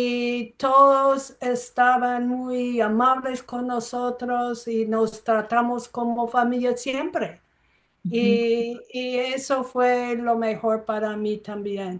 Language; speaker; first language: Spanish; non-native, fluent; English